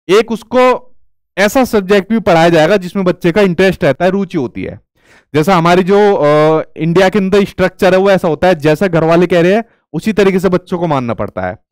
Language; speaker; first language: Hindi; native; Hindi